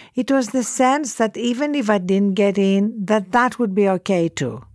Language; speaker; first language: English; non-native, fluent; Greek